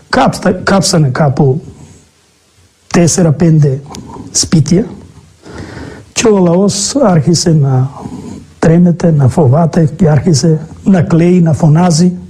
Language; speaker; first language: Greek; non-native, local second language; Macedonian